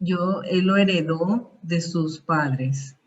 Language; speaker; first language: Spanish; early bilingual, heritage; Spanish